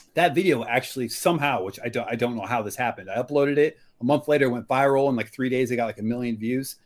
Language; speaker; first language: English; native; English